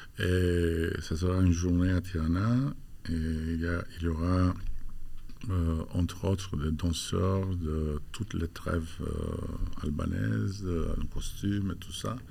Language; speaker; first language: French; non-native, fluent; Albanian